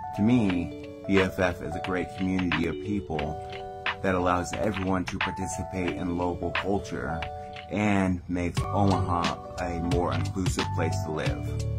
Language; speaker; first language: English; native; English